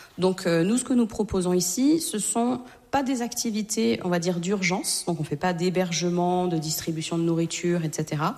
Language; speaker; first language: French; native; French